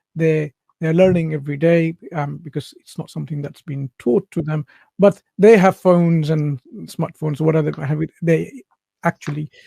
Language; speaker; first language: English; non-native, local second language; Bangla